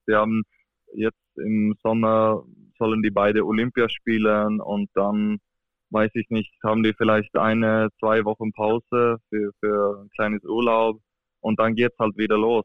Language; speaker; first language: German; non-native, fluent; Swedish